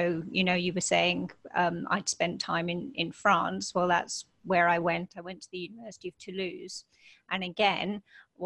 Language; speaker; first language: English; native; English